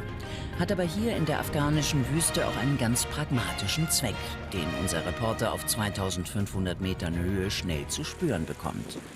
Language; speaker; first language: German; native; German